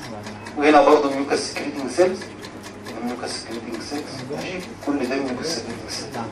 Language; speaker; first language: Arabic; native; Arabic